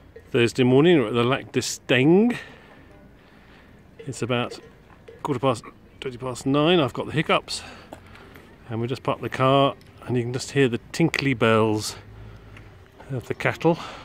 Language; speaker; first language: English; native; English